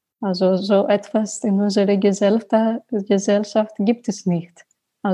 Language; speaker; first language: German; non-native, learner; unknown